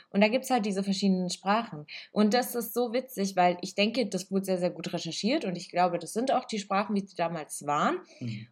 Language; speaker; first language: German; early bilingual, other home language; Italian